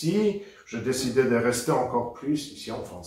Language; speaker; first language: French; non-native, fluent; Polish